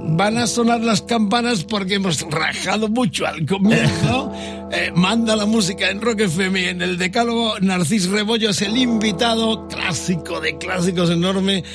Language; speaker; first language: Spanish; native; Spanish